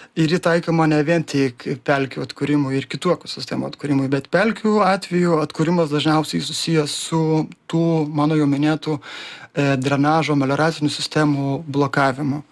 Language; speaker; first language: Lithuanian; native; Lithuanian